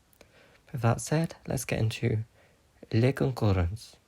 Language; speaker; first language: English; native; English